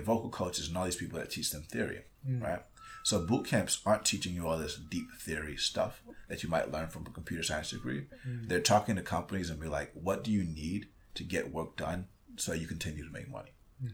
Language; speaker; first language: English; early bilingual, other home language; Spanish